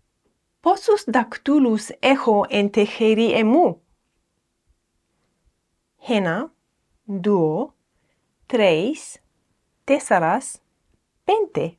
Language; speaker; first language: Greek; non-native, fluent; English